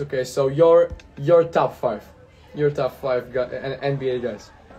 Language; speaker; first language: English; non-native, fluent; Polish